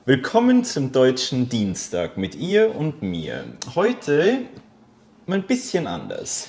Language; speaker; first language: German; native; German